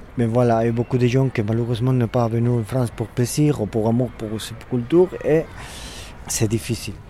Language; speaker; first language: French; non-native, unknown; Spanish